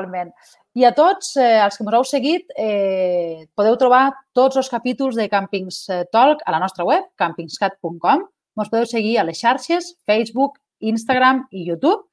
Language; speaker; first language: Catalan; native; Catalan